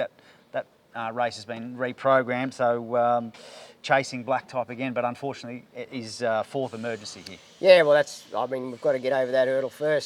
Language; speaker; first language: English; native; English